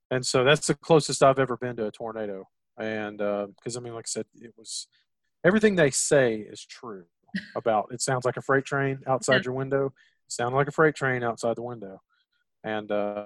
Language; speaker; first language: English; native; English